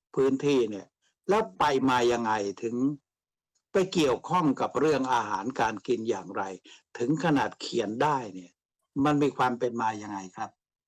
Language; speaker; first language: Thai; native; Thai